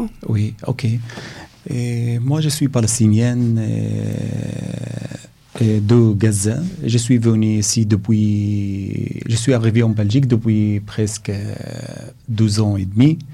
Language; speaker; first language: French; non-native, fluent; Arabic